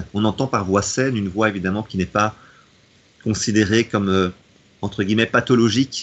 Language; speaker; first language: French; native; French